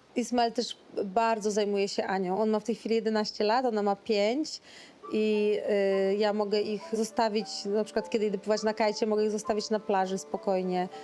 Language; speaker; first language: Polish; native; Polish